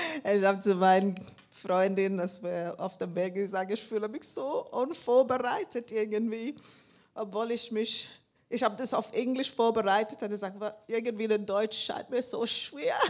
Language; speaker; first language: German; non-native, learner; English